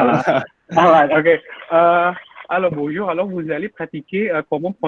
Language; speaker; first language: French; non-native, fluent; Indonesian